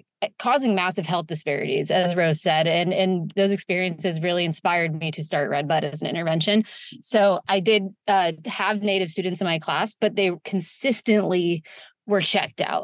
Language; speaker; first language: English; native; English